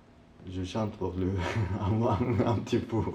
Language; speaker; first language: French; non-native, learner; Arabic